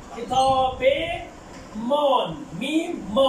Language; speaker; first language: Persian; non-native, fluent; Urdu